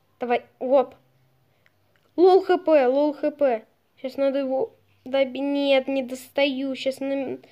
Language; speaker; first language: Russian; native; Russian